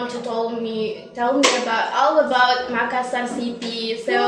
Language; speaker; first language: English; non-native, learner; Indonesian